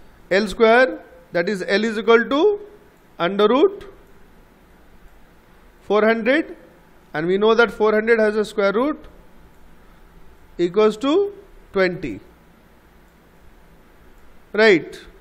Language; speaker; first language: English; non-native, local second language; Bangla